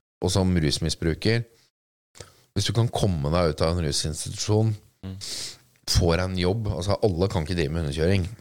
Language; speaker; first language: Norwegian; native; Norwegian